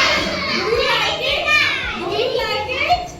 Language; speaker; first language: English; non-native, local second language; Hindi